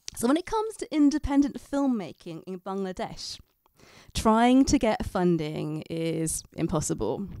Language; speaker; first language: English; native; English